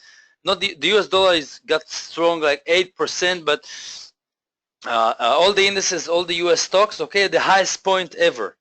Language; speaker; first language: English; non-native, fluent; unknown